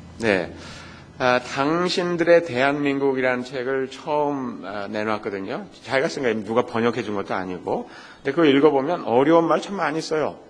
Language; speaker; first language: Korean; native; Korean